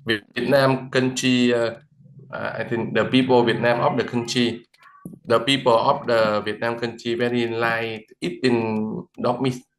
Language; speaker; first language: English; non-native, learner; Vietnamese